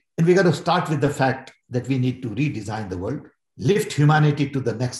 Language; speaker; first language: English; non-native, local second language; Gujarati